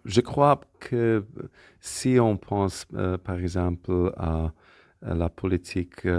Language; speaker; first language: French; non-native, fluent; Slovak